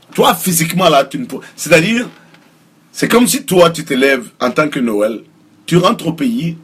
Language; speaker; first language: French; non-native, local second language; Mossi